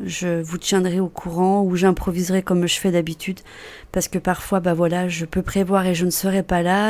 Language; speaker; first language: French; native; French